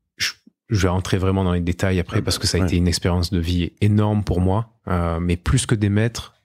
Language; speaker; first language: French; native; French